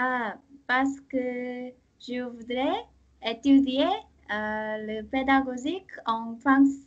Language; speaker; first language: French; non-native, learner; Korean